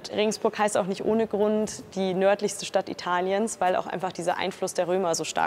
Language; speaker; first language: German; native; German